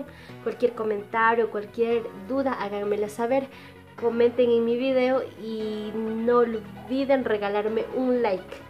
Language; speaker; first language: Spanish; native; Spanish